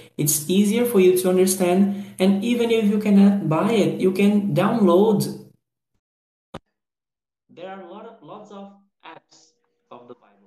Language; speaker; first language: English; non-native, fluent; Portuguese